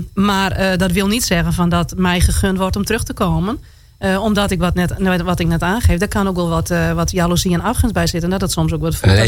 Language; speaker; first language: Dutch; native; Dutch